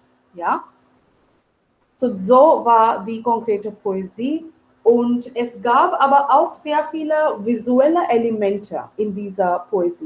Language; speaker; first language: German; non-native, fluent; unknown